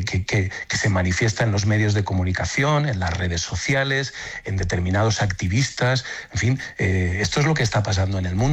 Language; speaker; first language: Spanish; native; Spanish